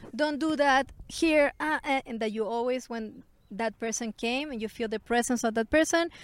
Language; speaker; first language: English; non-native, fluent; Spanish